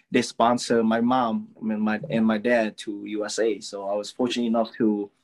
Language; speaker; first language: English; early bilingual, other home language; Lao